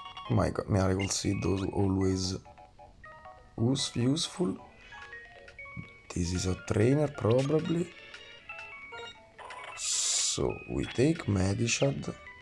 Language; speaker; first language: English; non-native, fluent; Italian